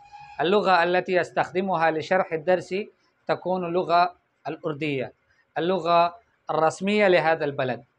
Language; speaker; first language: Arabic; non-native, fluent; Urdu